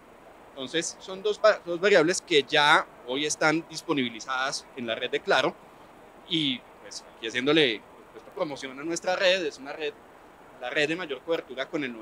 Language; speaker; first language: Spanish; native; Spanish